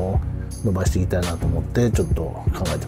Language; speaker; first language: Japanese; native; Japanese